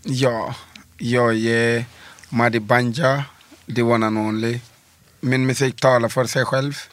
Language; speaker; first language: Swedish; early bilingual, other home language; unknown